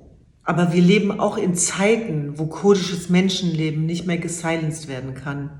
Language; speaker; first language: German; early bilingual, other home language; Kurdish